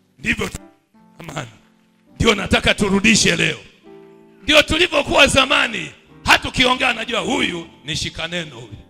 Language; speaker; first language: Swahili; native; Swahili